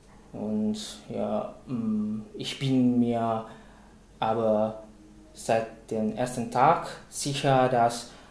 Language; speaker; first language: German; non-native, fluent; Indonesian